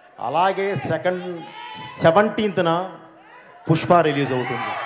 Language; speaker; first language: Telugu; native; Telugu